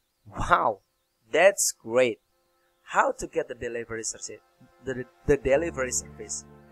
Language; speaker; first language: English; non-native, fluent; Indonesian